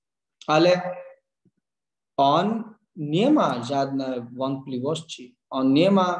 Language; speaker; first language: Polish; non-native, learner; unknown